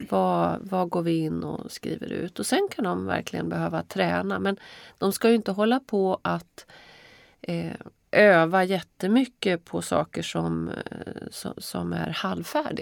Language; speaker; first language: Swedish; native; Swedish